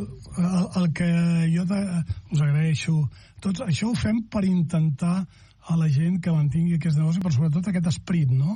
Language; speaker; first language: Catalan; native; Catalan